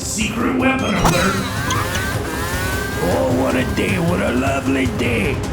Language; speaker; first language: English; native; English